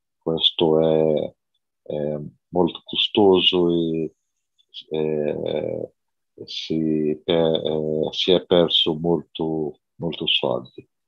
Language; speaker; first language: Italian; non-native, learner; Portuguese